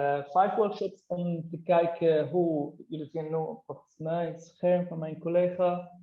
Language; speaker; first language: Dutch; non-native, fluent; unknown